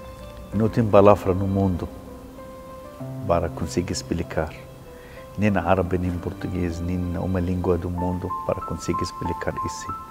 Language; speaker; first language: Portuguese; non-native, learner; Arabic